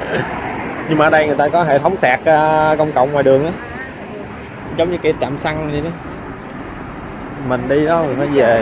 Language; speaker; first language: Vietnamese; native; Vietnamese